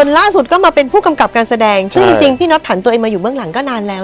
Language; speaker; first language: Thai; native; Thai